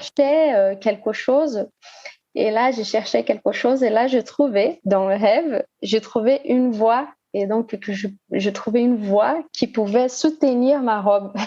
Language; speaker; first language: French; non-native, fluent; Portuguese